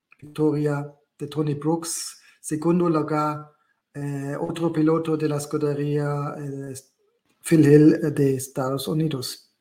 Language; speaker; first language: Spanish; non-native, learner; German